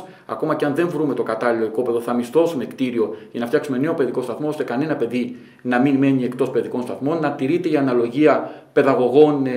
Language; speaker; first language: Greek; native; Greek